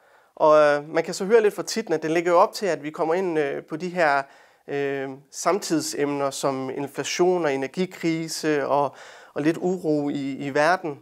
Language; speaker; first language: Danish; native; Danish